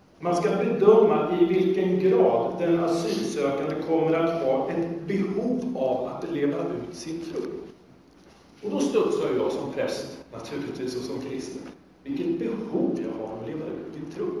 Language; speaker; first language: Swedish; native; Swedish